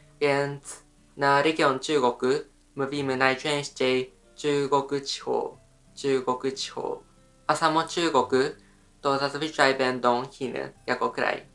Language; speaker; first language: Polish; non-native, fluent; Japanese